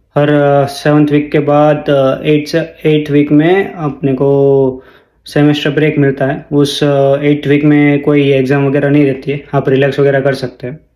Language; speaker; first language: Hindi; non-native, local second language; Gujarati